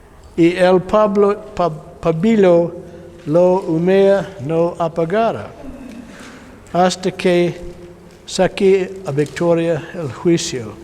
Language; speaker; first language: Spanish; non-native, learner; English